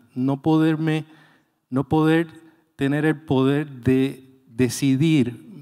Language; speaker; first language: Spanish; native; Spanish